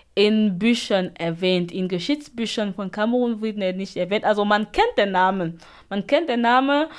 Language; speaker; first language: German; non-native, fluent; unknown